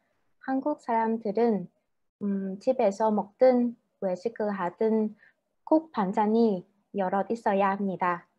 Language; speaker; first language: Korean; non-native, fluent; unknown